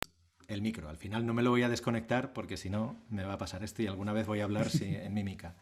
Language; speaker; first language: Spanish; native; Spanish